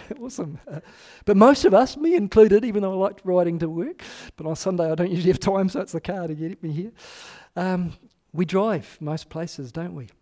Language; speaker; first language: English; native; English